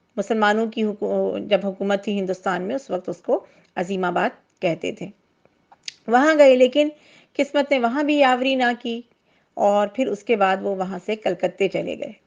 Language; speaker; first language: Urdu; native; Urdu